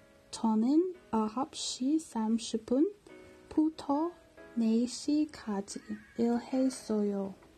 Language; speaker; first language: Korean; non-native, learner; English